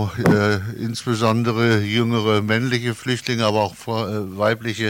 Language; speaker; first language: German; native; German